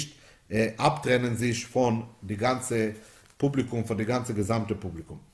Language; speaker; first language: German; non-native, fluent; Yiddish